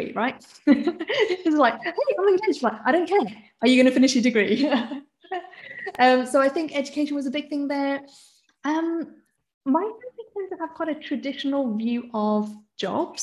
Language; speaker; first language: English; native; English